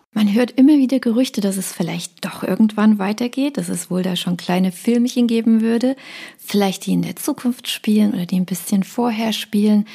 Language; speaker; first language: German; native; German